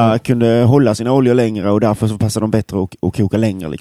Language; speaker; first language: Swedish; native; Swedish